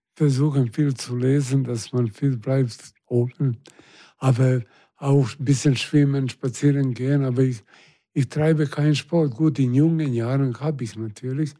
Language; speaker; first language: German; non-native, fluent; Serbian